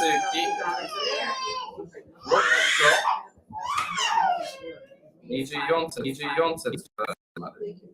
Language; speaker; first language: Japanese; non-native, learner; English